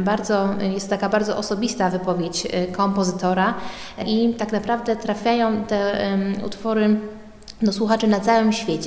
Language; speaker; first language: Polish; native; Polish